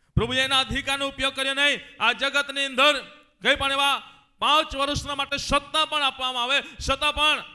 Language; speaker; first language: Gujarati; non-native, local second language; Gamit